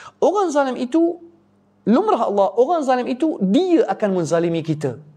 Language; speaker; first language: Malay; native; Malay